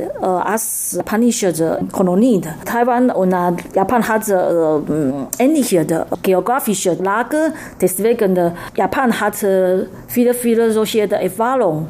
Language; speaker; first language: German; non-native, learner; Chinese